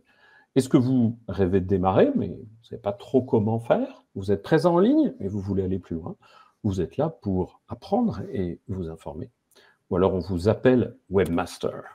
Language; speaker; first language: French; native; French